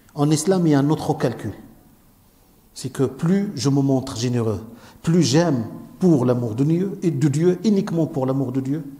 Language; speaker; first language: French; non-native, local second language; Arabic